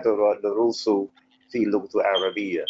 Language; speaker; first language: Arabic; non-native, learner; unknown